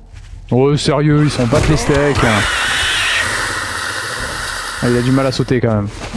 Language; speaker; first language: French; native; French